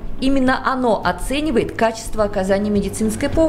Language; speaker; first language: Russian; native; Russian